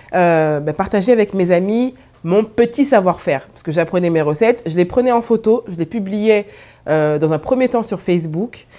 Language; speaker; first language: French; native; French